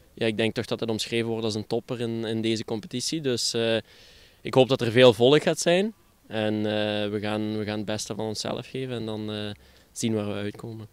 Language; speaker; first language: Dutch; native; Dutch